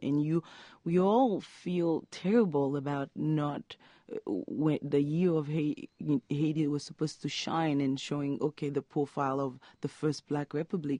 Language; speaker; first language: English; non-native, fluent; Haitian Creole